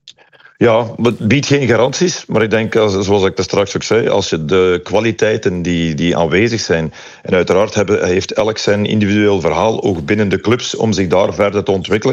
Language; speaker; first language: Dutch; native; Dutch